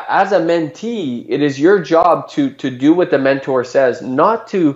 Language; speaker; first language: English; native; English